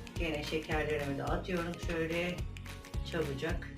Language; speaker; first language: Turkish; native; Turkish